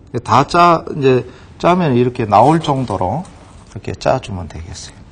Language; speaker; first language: Korean; native; Korean